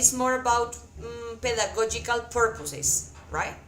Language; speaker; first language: English; non-native, fluent; Spanish